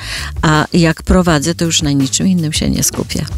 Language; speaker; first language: Polish; native; Polish